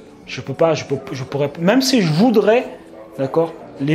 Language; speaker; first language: French; native; French